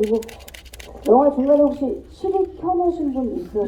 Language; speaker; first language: Korean; native; Korean